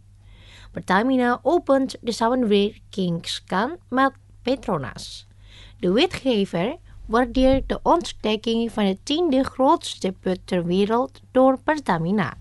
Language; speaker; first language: Dutch; non-native, learner; Indonesian